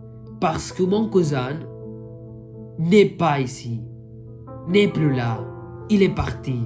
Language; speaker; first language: French; non-native, fluent; Spanish